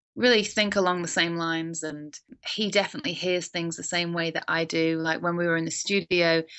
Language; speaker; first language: English; native; English